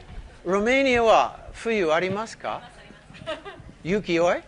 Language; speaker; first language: Japanese; non-native, learner; English